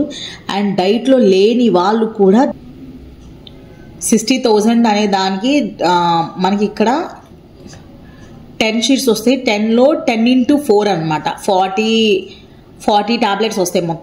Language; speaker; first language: Telugu; native; Telugu